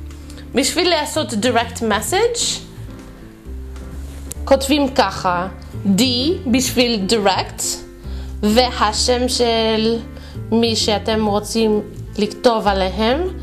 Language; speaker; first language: Hebrew; non-native, fluent; English